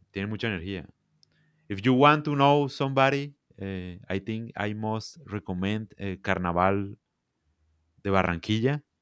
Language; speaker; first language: English; non-native, learner; Spanish